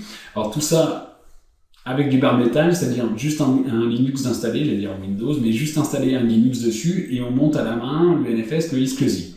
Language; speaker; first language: French; native; French